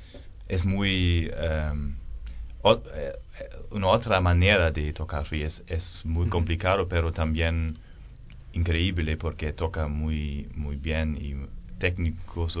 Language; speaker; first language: Spanish; non-native, learner; German